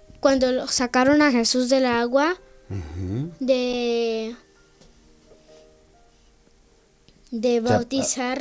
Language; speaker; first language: Spanish; early bilingual, heritage; Spanish